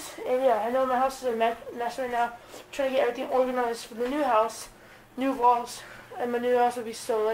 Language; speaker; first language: English; native; English